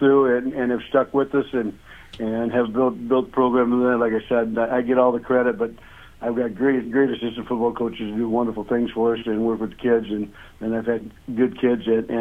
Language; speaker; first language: English; native; English